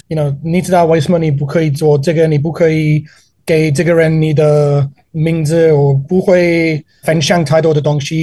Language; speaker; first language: Chinese; non-native, learner; English